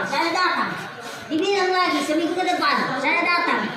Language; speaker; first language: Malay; non-native, local second language; Nias